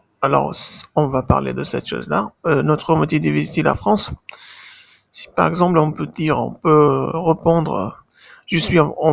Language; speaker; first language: French; non-native, fluent; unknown